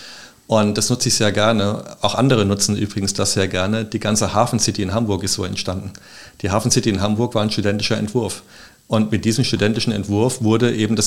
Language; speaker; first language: German; native; German